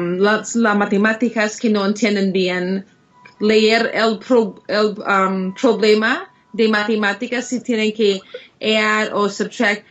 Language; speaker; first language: Spanish; non-native, fluent; English